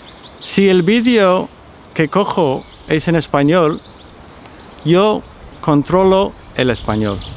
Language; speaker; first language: Spanish; non-native, fluent; English